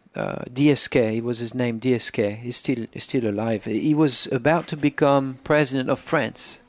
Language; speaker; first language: English; non-native, fluent; French